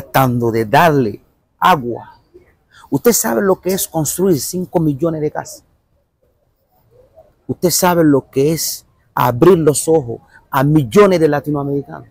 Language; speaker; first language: Spanish; non-native, fluent; Bambara